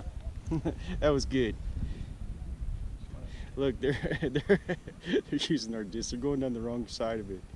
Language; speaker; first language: English; native; English